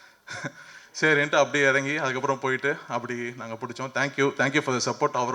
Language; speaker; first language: Tamil; native; Tamil